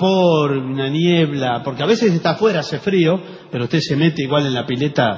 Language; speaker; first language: Spanish; native; Spanish